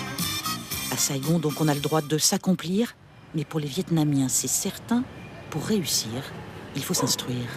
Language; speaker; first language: French; native; French